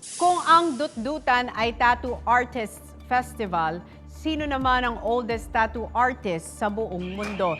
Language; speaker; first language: Filipino; native; Filipino